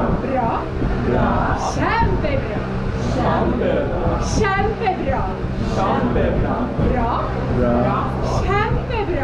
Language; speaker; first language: Norwegian; non-native, fluent; English